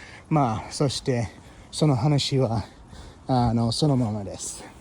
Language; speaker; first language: Japanese; non-native, fluent; English